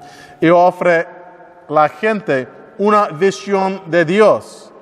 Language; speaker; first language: Spanish; non-native, learner; English